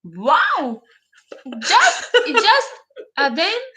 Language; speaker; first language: English; non-native, learner; Ukrainian